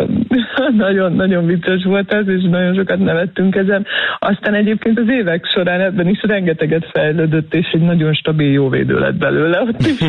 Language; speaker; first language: Hungarian; native; Hungarian